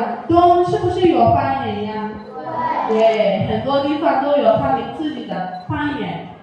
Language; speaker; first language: Chinese; non-native, fluent; Igbo